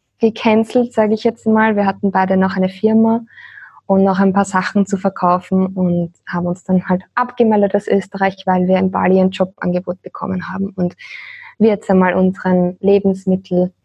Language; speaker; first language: German; native; German